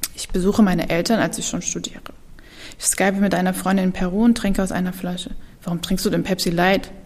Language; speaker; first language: German; early bilingual, other home language; Kurdish